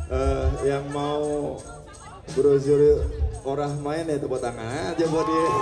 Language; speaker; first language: Indonesian; native; Indonesian